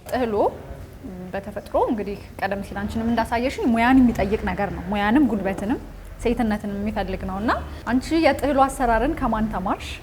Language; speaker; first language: Amharic; native; Amharic